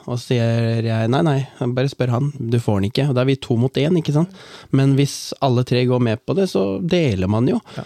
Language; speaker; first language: Norwegian; early bilingual, other home language; Tamil